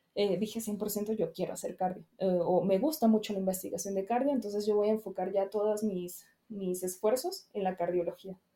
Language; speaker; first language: Spanish; native; Spanish